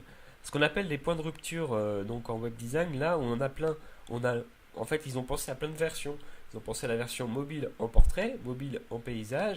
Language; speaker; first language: French; native; French